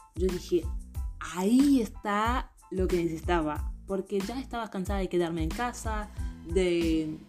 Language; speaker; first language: Spanish; non-native, fluent; Haitian Creole